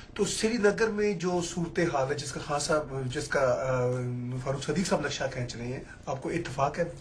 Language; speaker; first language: Urdu; native; Urdu